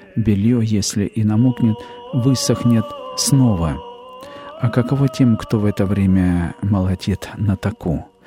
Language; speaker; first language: Russian; native; Russian